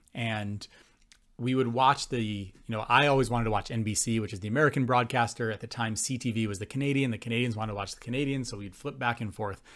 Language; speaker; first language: English; native; English